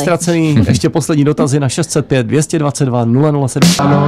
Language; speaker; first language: Czech; native; Czech